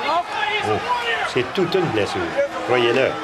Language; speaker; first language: French; native; French